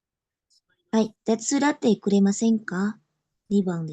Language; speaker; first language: Japanese; non-native, learner; Indonesian